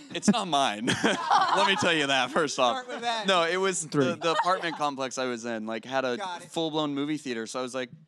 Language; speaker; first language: English; native; English